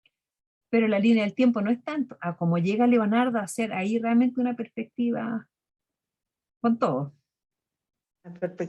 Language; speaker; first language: Spanish; native; Spanish